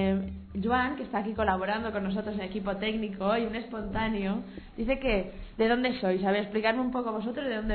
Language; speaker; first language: Spanish; native; Spanish